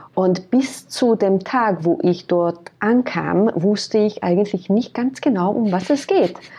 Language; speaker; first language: German; non-native, fluent; Hungarian